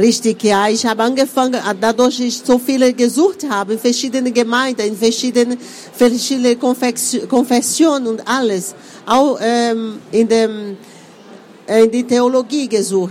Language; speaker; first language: German; non-native, fluent; Portuguese